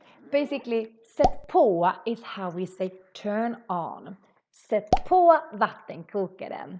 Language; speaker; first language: Swedish; native; Swedish